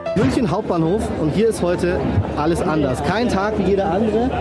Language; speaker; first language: German; non-native, learner; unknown